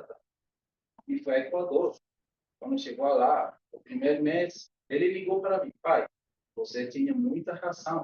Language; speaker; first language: Portuguese; non-native, learner; Spanish